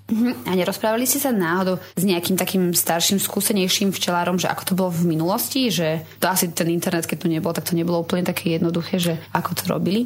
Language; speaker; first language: Slovak; native; Slovak